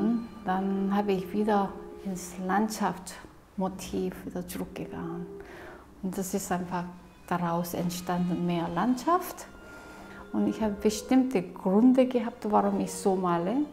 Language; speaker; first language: German; non-native, fluent; Korean